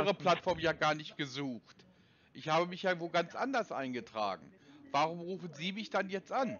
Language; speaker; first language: German; native; German